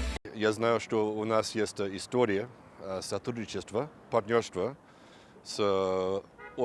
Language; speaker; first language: Russian; non-native, fluent; English